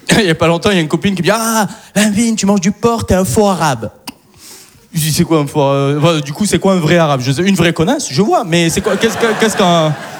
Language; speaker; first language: French; non-native, local second language; Arabic